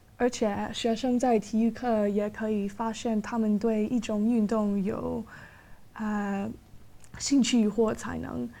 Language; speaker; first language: Chinese; non-native, fluent; English